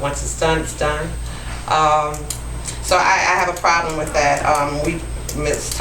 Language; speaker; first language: English; native; English